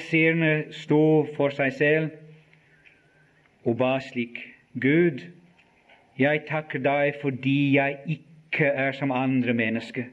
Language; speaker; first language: Norwegian; non-native, fluent; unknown